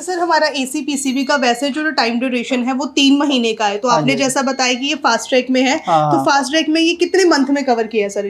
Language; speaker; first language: Hindi; native; Hindi